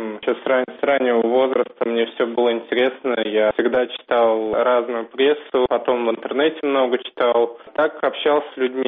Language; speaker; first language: Russian; native; Russian